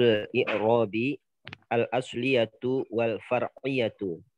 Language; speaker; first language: Arabic; non-native, learner; Indonesian